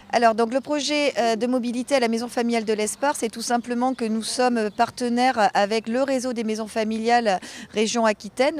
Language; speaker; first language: French; native; French